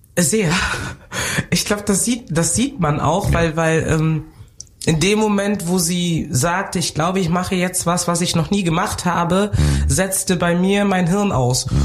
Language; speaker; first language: German; early bilingual, other home language; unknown